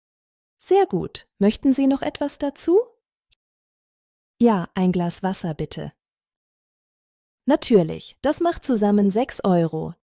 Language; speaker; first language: German; non-native, fluent; Bosnian